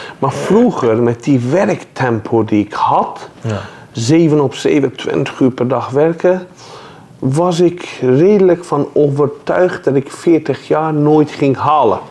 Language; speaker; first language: Dutch; non-native, fluent; Persian